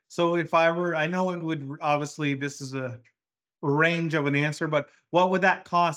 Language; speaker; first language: English; native; English